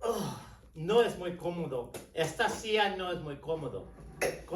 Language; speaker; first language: Spanish; non-native, fluent; English